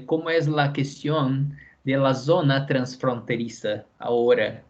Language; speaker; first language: Spanish; non-native, fluent; Portuguese